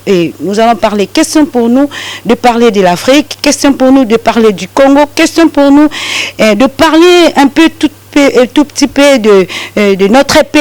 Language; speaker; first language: French; non-native, local second language; Lingala